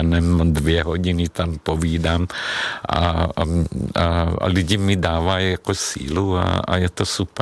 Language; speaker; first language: Czech; non-native, fluent; Hungarian